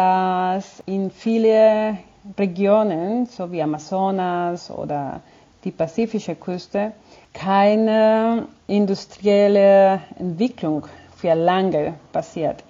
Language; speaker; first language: German; non-native, fluent; Spanish